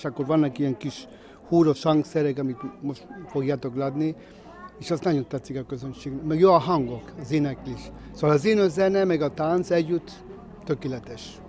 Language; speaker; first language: Hungarian; non-native, fluent; Spanish